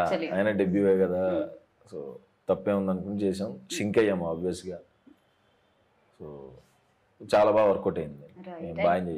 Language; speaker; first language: Telugu; native; Telugu